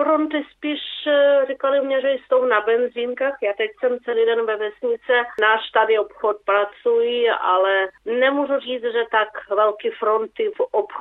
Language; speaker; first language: Czech; early bilingual, heritage; Czech